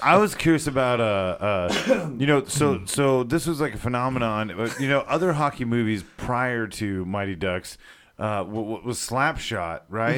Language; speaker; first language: English; native; English